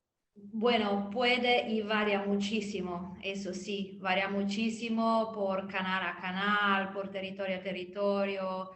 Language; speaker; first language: Spanish; non-native, fluent; Italian